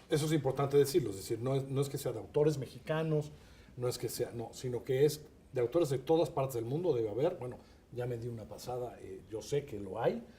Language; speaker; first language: Spanish; native; Spanish